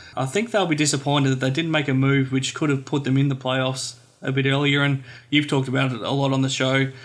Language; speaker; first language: English; native; English